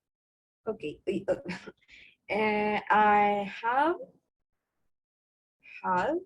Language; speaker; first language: English; non-native, learner; Spanish